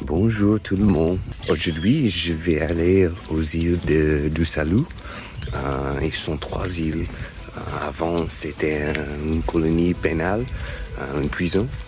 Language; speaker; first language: French; non-native, fluent; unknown